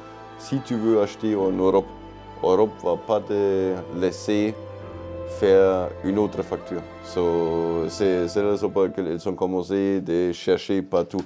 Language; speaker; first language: French; non-native, learner; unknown